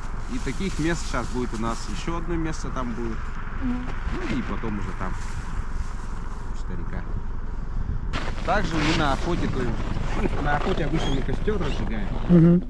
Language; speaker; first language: Russian; non-native, local second language; Yakut